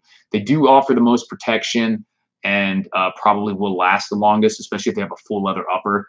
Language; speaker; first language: English; native; English